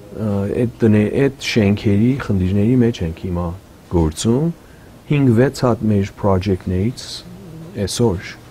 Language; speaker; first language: Armenian; early bilingual, heritage; Armenian